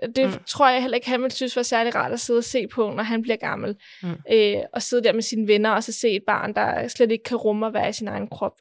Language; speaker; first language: Danish; early bilingual, other home language; Spanish